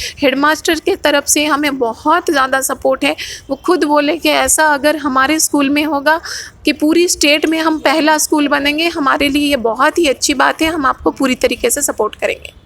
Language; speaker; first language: Hindi; non-native, local second language; Odia